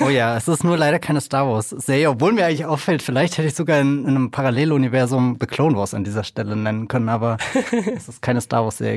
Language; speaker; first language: German; native; German